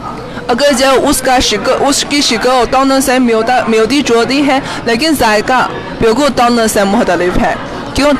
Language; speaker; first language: Hindi; non-native, fluent; Chinese